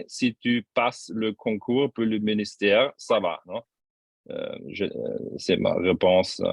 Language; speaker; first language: French; non-native, fluent; German